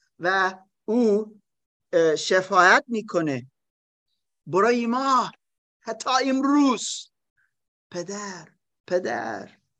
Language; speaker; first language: Persian; non-native, learner; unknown